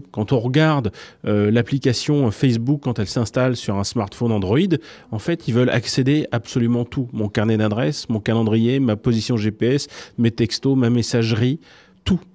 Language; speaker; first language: French; native; French